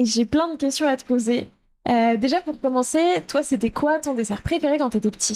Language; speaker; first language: French; native; French